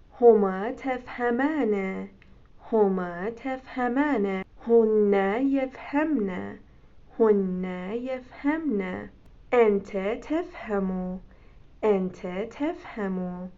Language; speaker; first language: Arabic; non-native, fluent; Persian